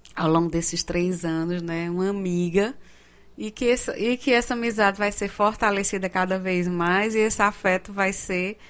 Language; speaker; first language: Portuguese; native; Portuguese